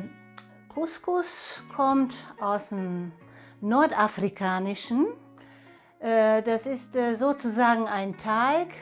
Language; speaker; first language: German; non-native, fluent; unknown